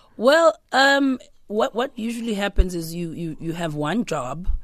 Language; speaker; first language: English; non-native, local second language; Zulu